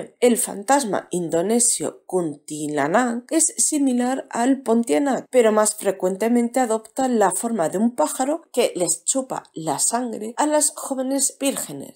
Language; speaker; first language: Spanish; native; Spanish